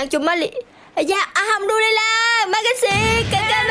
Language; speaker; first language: Indonesian; non-native, learner; Vietnamese